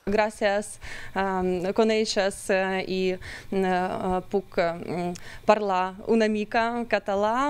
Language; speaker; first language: Catalan; non-native, learner; Ukrainian